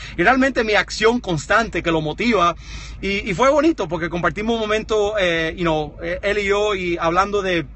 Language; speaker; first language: Spanish; early bilingual, heritage; Spanish